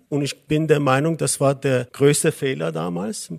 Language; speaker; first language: German; non-native, fluent; Persian